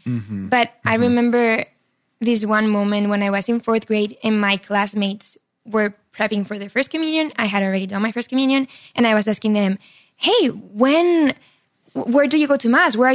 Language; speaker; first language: English; non-native, fluent; Spanish